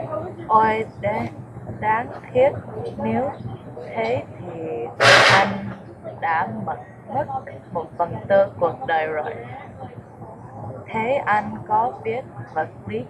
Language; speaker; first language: Vietnamese; non-native, learner; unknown